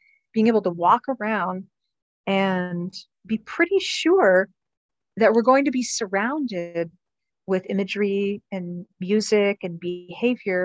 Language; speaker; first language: English; native; English